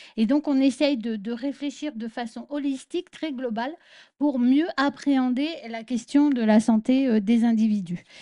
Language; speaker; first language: French; native; French